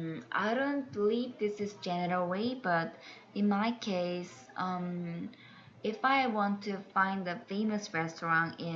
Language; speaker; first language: English; non-native, learner; Korean